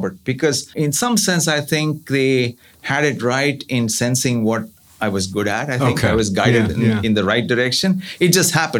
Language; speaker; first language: English; non-native, local second language; Tamil